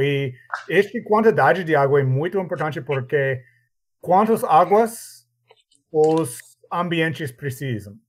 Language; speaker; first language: Portuguese; non-native, learner; English